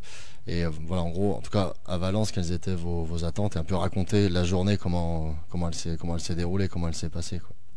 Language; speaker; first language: French; native; French